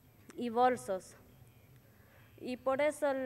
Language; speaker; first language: Spanish; non-native, local second language; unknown